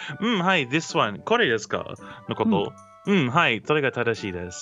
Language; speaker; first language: Japanese; non-native, learner; English